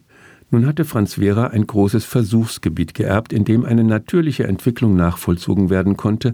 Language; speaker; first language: German; native; German